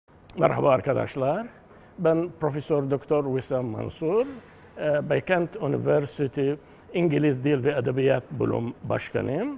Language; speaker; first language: Turkish; non-native, learner; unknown